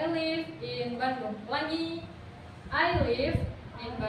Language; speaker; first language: English; non-native, fluent; Indonesian